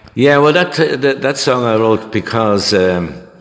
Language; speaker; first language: English; native; English